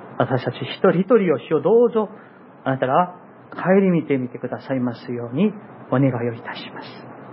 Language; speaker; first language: Japanese; non-native, fluent; Korean